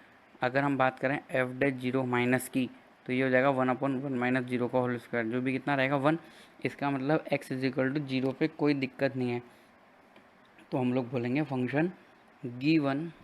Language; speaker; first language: Hindi; native; Hindi